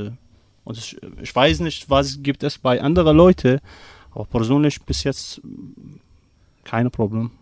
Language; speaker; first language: German; non-native, learner; Arabic